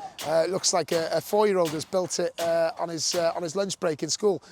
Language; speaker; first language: English; native; English